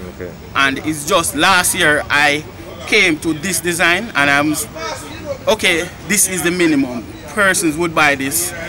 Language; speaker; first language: English; native; English